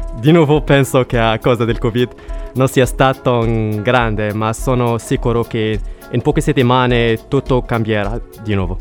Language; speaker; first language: Italian; non-native, learner; Arabic